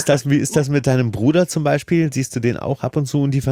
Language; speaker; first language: German; native; German